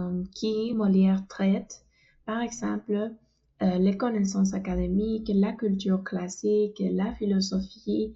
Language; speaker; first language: French; non-native, fluent; Spanish